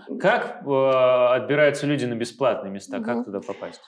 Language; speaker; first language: Russian; native; Russian